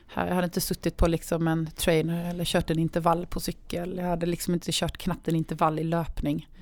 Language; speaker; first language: Swedish; native; Swedish